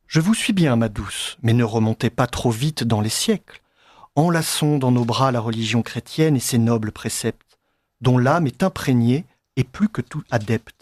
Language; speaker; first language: French; native; French